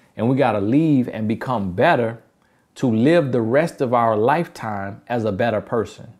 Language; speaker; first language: English; native; English